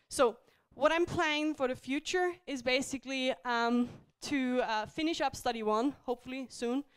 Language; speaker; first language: English; non-native, fluent; German